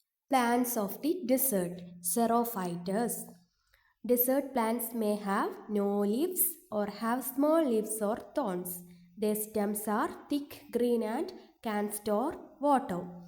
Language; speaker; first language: English; non-native, local second language; Malayalam